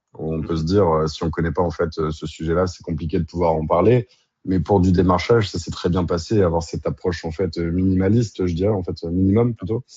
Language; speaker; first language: French; native; French